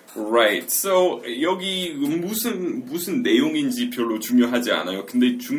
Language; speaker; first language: Korean; non-native, fluent; English